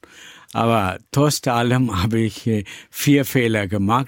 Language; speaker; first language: German; non-native, learner; Tamil